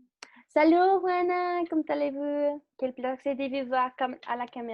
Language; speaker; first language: French; non-native, learner; Spanish